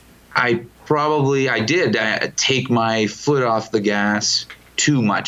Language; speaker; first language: English; native; English